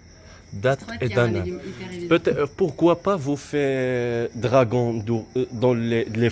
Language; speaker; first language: French; non-native, learner; Arabic